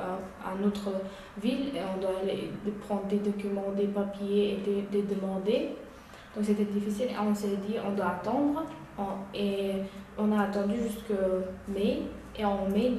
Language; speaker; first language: French; non-native, learner; Uyghur